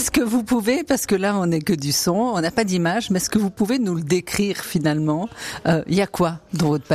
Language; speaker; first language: French; native; French